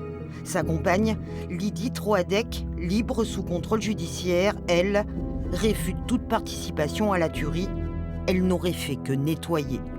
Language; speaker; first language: French; native; French